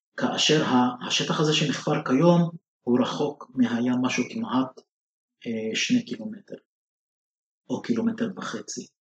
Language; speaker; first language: Hebrew; non-native, local second language; Arabic